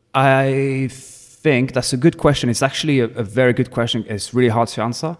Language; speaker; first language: English; non-native, fluent; French